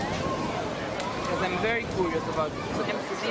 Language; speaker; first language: English; non-native, learner; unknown